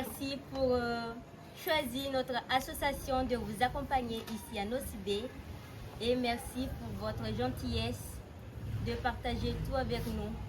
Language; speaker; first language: French; non-native, learner; Malagasy